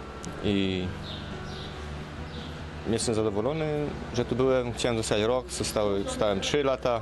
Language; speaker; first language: Polish; early bilingual, heritage; Polish